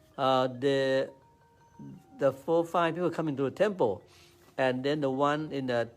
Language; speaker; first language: English; non-native, learner; Thai